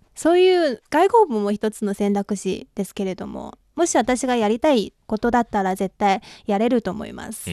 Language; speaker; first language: Japanese; non-native, fluent; Chinese